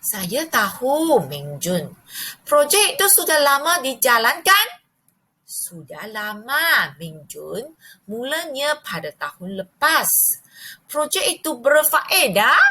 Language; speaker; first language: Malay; non-native, local second language; Chinese